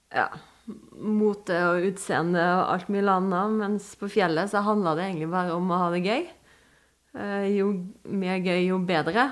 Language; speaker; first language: Norwegian; early bilingual, other home language; Dutch